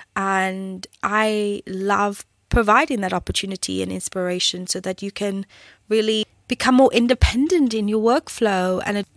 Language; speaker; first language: English; native; English